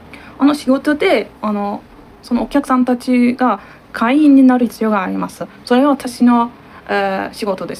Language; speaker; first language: Japanese; non-native, learner; Turkish